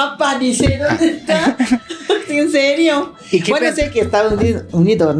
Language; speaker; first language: Spanish; non-native, learner; Thai